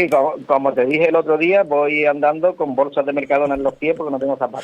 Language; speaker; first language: Spanish; native; Spanish